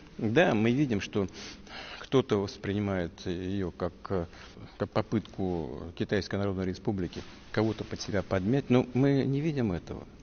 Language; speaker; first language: Russian; native; Russian